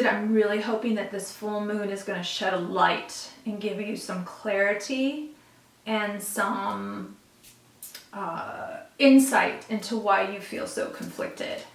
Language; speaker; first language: English; native; English